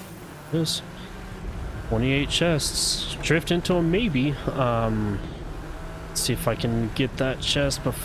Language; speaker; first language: English; native; English